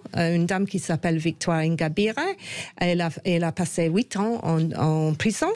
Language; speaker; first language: French; non-native, fluent; English